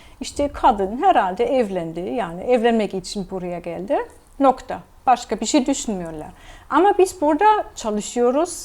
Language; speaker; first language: Turkish; non-native, fluent; German